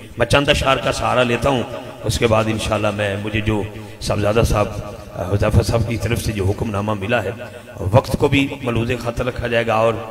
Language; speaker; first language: Urdu; non-native, local second language; Punjabi